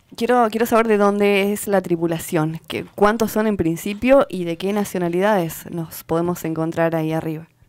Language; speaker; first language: Spanish; native; Spanish